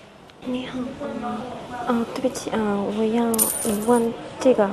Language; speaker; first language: Chinese; non-native, learner; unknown